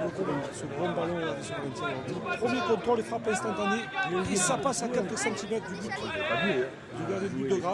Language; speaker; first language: French; native; French